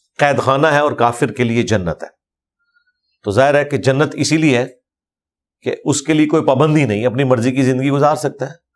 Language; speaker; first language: Urdu; non-native, local second language; Punjabi